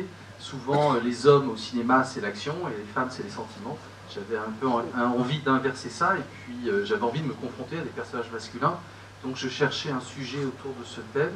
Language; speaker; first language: French; native; French